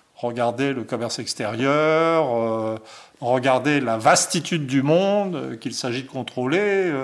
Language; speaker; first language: French; native; French